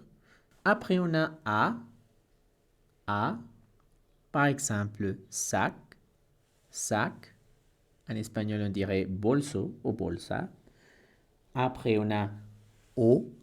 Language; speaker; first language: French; non-native, fluent; Spanish